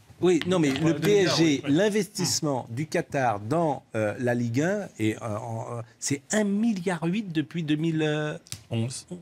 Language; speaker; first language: French; native; French